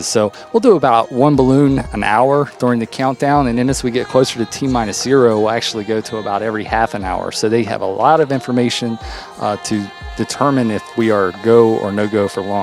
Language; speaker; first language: English; native; English